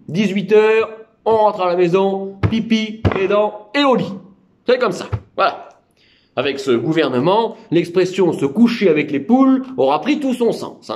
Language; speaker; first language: French; native; French